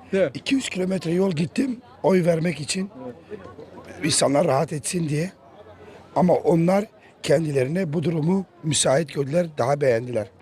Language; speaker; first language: Turkish; native; Turkish